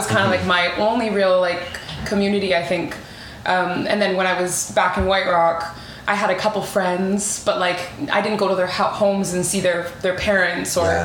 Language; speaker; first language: English; native; English